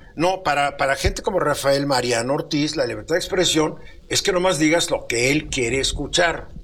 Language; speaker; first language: Spanish; native; Spanish